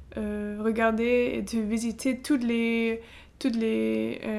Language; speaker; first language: French; non-native, fluent; German